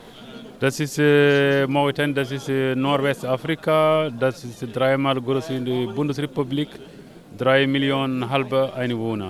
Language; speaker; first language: German; non-native, learner; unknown